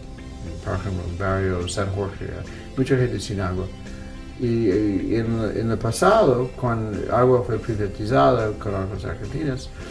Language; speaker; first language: Spanish; non-native, fluent; English